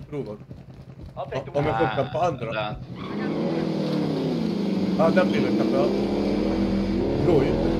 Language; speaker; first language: Swedish; native; Swedish